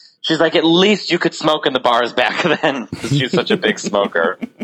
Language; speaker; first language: English; native; English